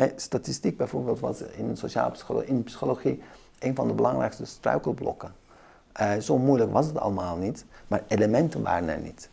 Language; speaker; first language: Dutch; early bilingual, other home language; Kurdish